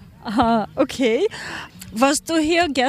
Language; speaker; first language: German; non-native, learner; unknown